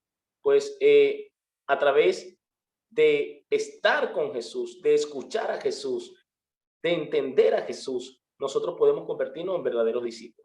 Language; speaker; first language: Spanish; native; Spanish